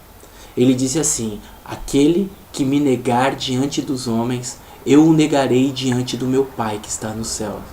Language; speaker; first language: Portuguese; native; Portuguese